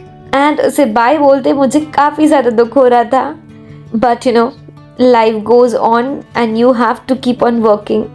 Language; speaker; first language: Hindi; native; Hindi